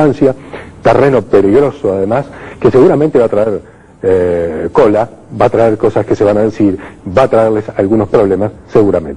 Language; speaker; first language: Spanish; native; Spanish